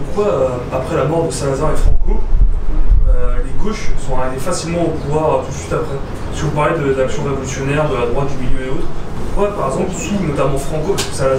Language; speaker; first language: French; native; French